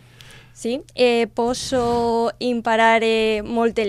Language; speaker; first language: Italian; non-native, learner; Spanish